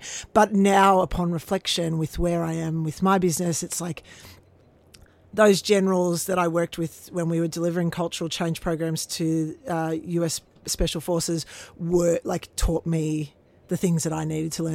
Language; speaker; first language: English; native; English